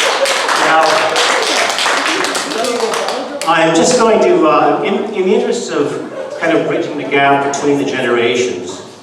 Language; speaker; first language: English; native; English